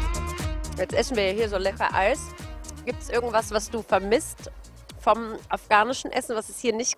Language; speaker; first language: German; native; German